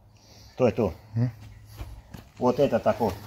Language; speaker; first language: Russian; non-native, learner; Serbian